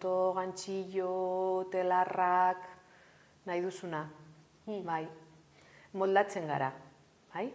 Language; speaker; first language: Basque; non-native, local second language; Spanish